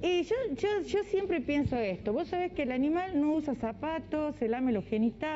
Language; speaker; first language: Spanish; native; Spanish